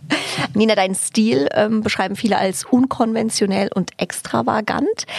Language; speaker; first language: German; early bilingual, other home language; Spanish